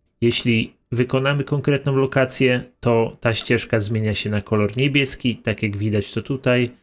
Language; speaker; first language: Polish; native; Polish